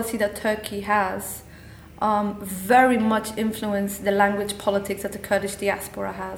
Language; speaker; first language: English; non-native, fluent; Kurdish